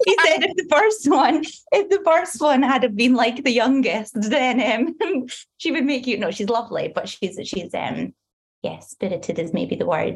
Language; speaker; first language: English; native; English